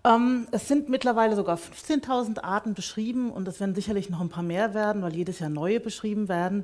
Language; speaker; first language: German; native; German